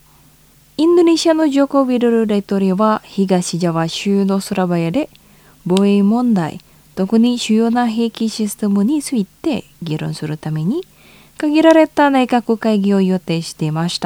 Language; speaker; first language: Japanese; non-native, fluent; Indonesian